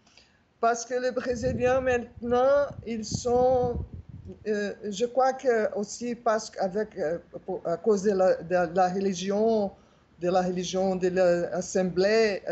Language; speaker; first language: French; non-native, fluent; Portuguese